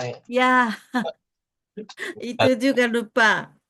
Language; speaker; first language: Indonesian; non-native, learner; Japanese